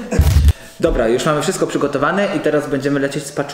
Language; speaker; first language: Polish; native; Polish